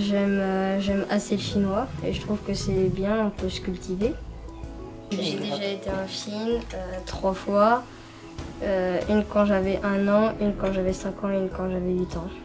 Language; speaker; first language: French; early bilingual, other home language; Cantonese